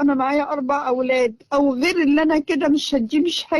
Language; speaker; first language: Arabic; native; Arabic